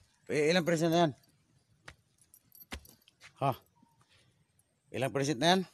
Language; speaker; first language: Filipino; non-native, local second language; Cebuano